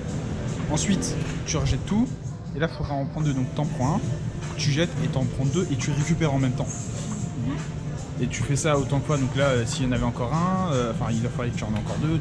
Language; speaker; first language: French; native; French